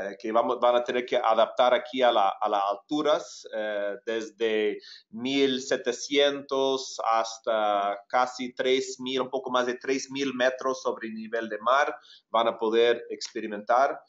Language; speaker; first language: Spanish; non-native, fluent; English